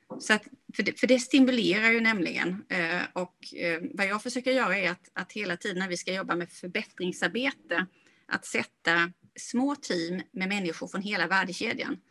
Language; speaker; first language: Swedish; native; Swedish